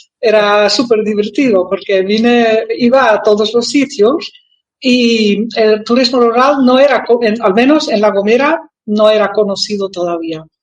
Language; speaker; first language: Spanish; non-native, fluent; Dutch